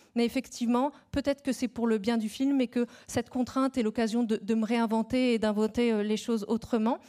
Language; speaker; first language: French; native; French